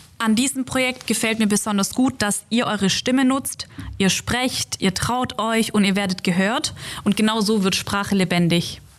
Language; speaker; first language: German; native; German